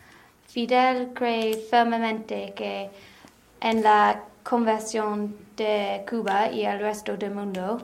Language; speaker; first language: Spanish; non-native, learner; English